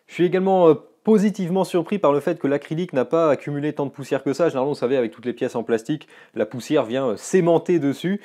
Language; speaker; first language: French; native; French